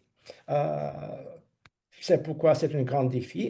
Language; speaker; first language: French; non-native, fluent; Russian